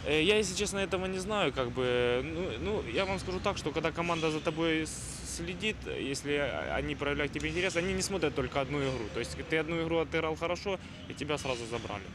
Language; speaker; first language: Russian; native; Russian